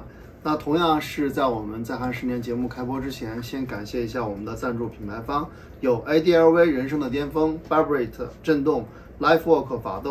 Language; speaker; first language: Chinese; native; Chinese